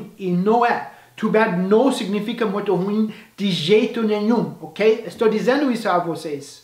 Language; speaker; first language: Portuguese; non-native, fluent; English